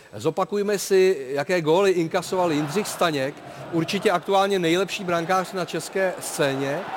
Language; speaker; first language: Czech; native; Czech